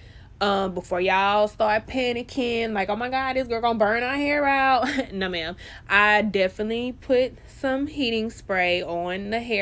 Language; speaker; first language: English; native; English